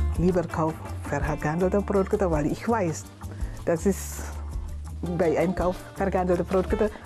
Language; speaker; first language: German; non-native, learner; Indonesian